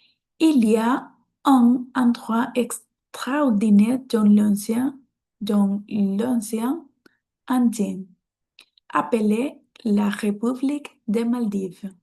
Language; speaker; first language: French; non-native, learner; Spanish